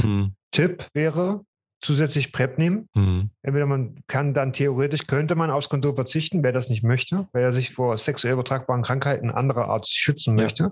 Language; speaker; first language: German; native; German